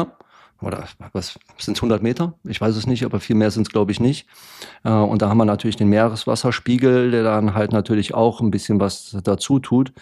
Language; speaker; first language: German; native; German